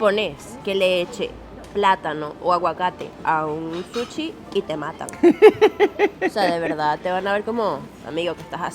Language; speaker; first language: Spanish; native; Spanish